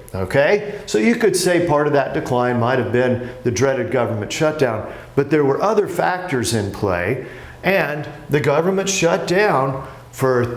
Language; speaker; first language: English; native; English